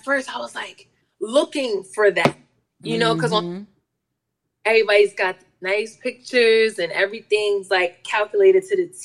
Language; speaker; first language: English; native; English